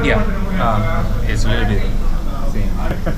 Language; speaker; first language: English; non-native, learner; Korean